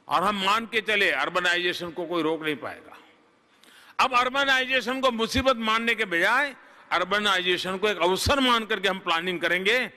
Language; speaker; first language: Hindi; non-native, local second language; Gujarati